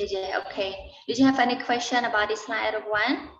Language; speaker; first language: English; non-native, learner; Khmer